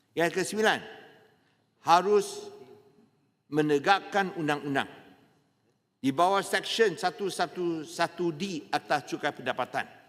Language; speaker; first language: Malay; non-native, local second language; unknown